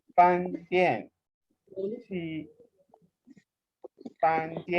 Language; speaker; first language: Chinese; non-native, fluent; English